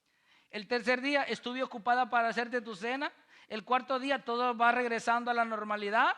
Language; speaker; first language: Spanish; native; Spanish